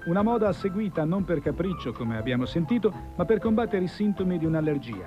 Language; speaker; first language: Italian; native; Italian